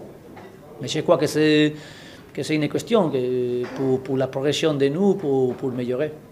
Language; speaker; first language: French; non-native, learner; Spanish